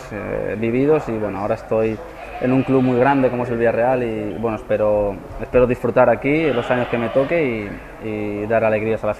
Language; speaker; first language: Spanish; native; Spanish